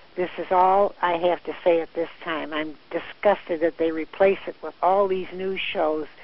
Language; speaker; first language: English; early bilingual, other home language; Italian